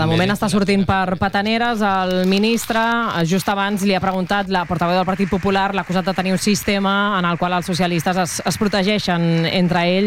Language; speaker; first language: Catalan; native; Catalan